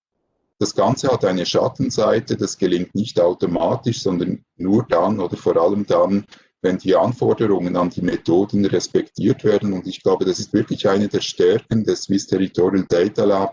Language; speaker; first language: German; native; German